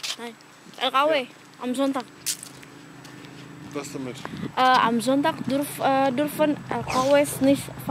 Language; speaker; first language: German; non-native, learner; Indonesian